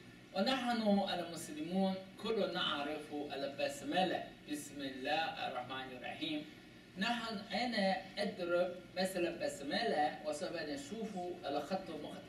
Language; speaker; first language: Arabic; non-native, learner; Chinese